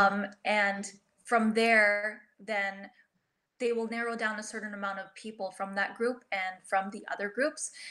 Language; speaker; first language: English; early bilingual, other home language; Filipino